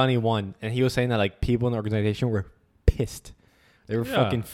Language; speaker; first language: English; native; English